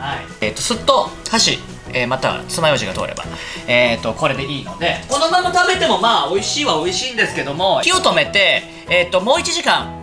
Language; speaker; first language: Japanese; native; Japanese